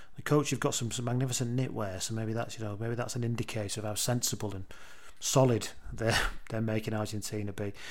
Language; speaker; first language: English; native; English